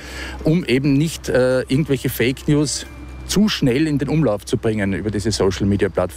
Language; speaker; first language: German; native; German